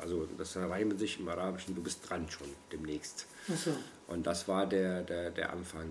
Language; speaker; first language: German; non-native, fluent; Arabic